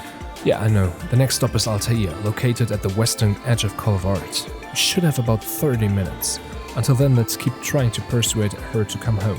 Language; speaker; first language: English; non-native, fluent; German